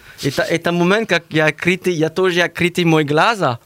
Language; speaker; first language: Russian; non-native, learner; French